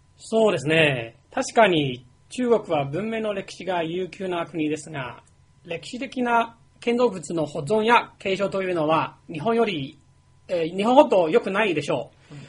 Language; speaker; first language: Japanese; non-native, fluent; Chinese